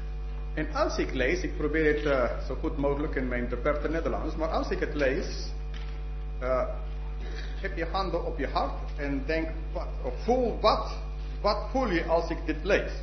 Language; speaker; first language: Dutch; non-native, fluent; English